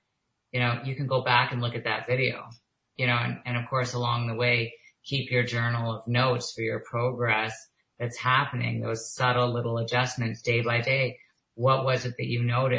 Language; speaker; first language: English; native; English